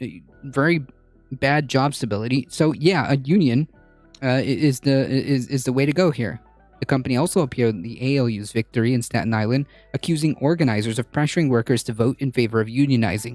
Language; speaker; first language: English; native; English